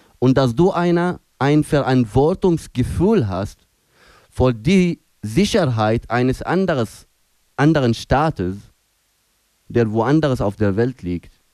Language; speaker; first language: German; non-native, fluent; Arabic